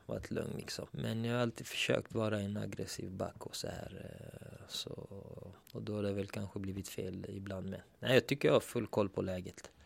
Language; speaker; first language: Swedish; early bilingual, other home language; Turkish